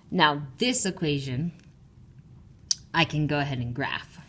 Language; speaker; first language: English; native; English